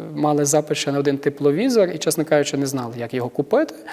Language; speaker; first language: Ukrainian; native; Ukrainian